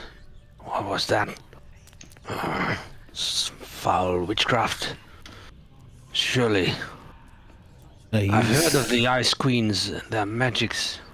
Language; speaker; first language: English; non-native, fluent; French